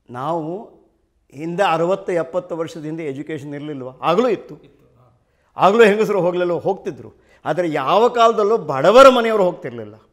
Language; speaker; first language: Kannada; native; Kannada